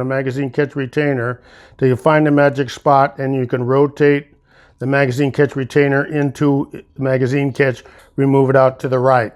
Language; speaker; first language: English; native; English